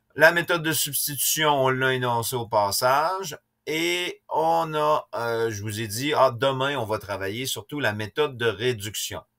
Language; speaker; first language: French; native; French